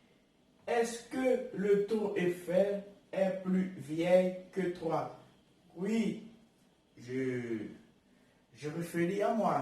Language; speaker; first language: French; non-native, learner; Portuguese